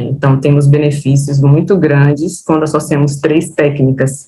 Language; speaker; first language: Portuguese; native; Portuguese